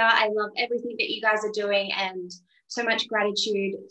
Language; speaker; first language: English; native; English